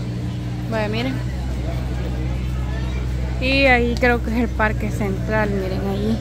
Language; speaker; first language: Spanish; native; Spanish